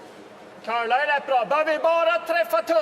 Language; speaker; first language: Swedish; native; Swedish